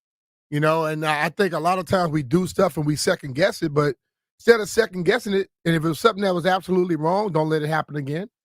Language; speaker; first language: English; native; English